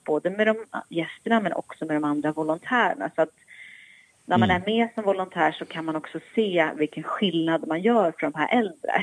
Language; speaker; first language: Swedish; native; Swedish